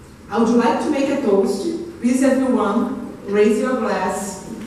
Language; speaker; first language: English; non-native, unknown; Portuguese